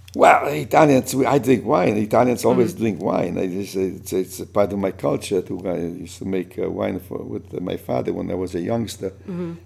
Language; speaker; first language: English; non-native, fluent; Italian